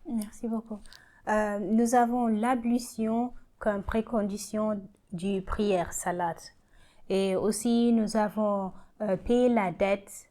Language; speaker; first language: French; non-native, learner; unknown